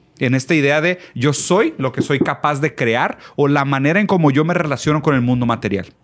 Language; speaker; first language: Spanish; early bilingual, other home language; Portuguese